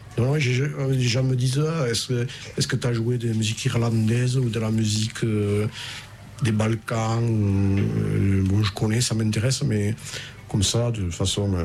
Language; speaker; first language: French; native; French